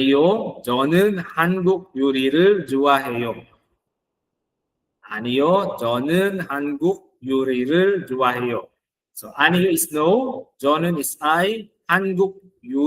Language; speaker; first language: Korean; non-native, fluent; Filipino